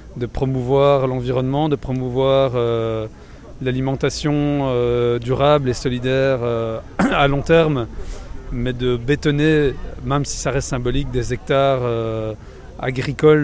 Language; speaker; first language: French; native; French